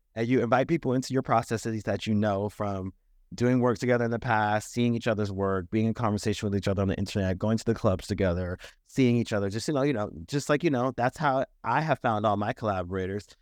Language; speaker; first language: English; native; English